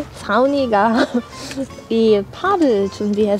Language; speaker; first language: Korean; non-native, learner; German